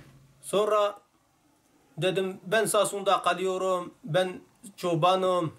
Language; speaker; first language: Turkish; non-native, local second language; Arabic